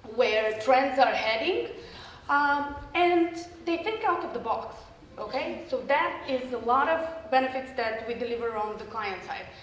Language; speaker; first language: English; non-native, fluent; Bulgarian